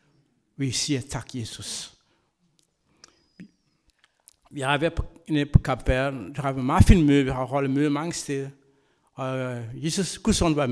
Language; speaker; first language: Danish; non-native, fluent; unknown